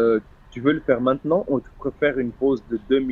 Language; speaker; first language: French; non-native, fluent; Portuguese